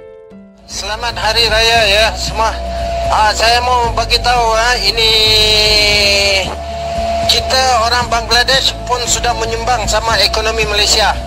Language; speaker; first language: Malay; non-native, learner; Bangla